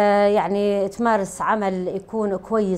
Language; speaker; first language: Arabic; native; Arabic